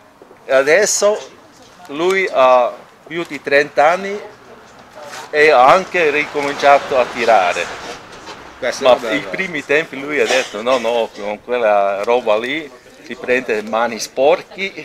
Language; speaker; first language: Italian; non-native, local second language; German